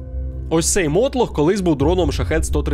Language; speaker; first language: Ukrainian; native; Ukrainian